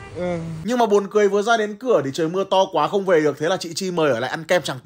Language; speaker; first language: Vietnamese; native; Vietnamese